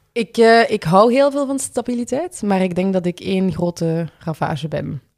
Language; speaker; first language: Dutch; native; Dutch